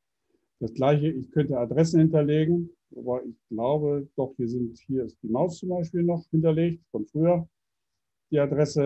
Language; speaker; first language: German; native; German